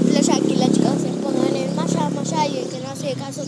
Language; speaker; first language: Spanish; native; Spanish